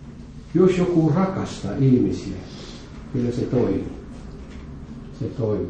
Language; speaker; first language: Finnish; non-native, fluent; French